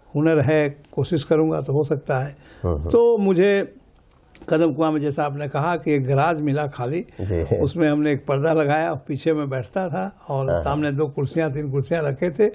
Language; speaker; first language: Hindi; native; Hindi